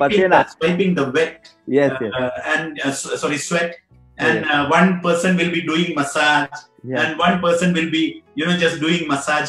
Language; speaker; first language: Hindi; non-native, local second language; Malayalam